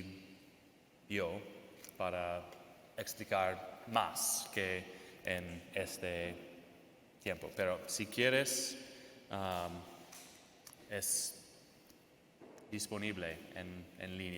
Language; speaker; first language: Spanish; non-native, fluent; English